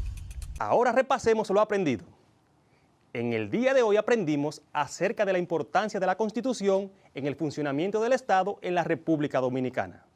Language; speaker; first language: Spanish; native; Spanish